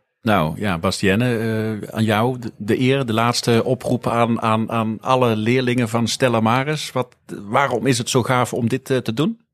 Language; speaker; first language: Dutch; native; Dutch